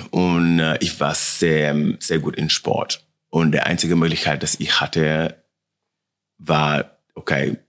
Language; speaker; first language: German; non-native, learner; Wolof